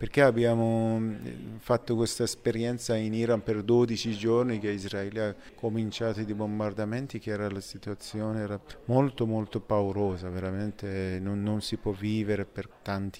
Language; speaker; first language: Italian; non-native, fluent; Persian